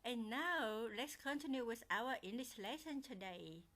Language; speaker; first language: English; non-native, fluent; Vietnamese